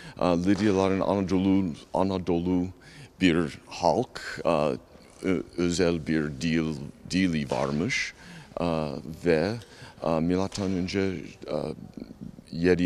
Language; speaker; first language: Turkish; non-native, fluent; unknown